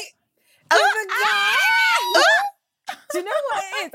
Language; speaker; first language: English; native; English